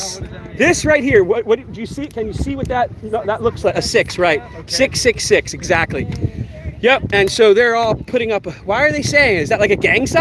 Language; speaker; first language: English; native; English